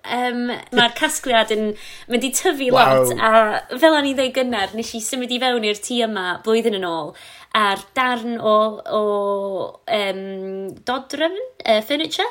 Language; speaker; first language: Welsh; non-native, local second language; English